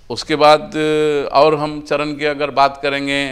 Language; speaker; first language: Hindi; native; Hindi